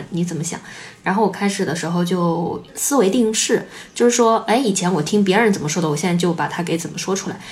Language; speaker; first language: Chinese; native; Chinese